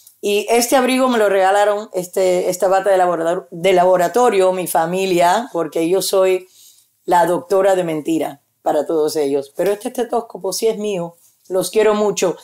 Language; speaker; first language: Spanish; early bilingual, heritage; Spanish